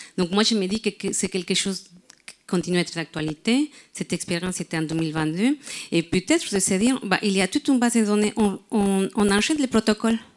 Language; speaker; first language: French; non-native, fluent; Spanish